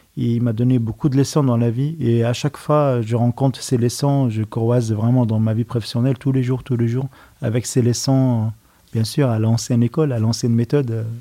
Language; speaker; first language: French; non-native, fluent; Arabic